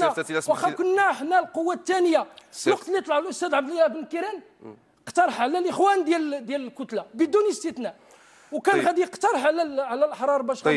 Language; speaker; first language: Arabic; native; Arabic